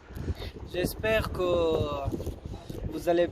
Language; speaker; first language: French; non-native, learner; Persian